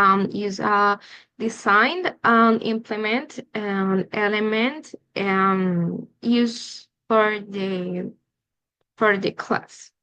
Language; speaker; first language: English; non-native, learner; Spanish